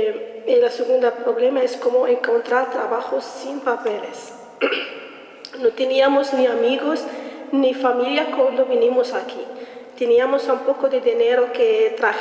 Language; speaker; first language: Spanish; non-native, learner; Arabic